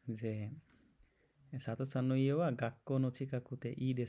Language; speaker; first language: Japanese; non-native, fluent; Bangla